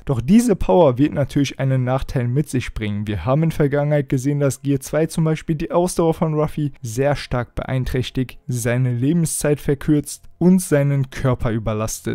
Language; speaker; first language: German; native; German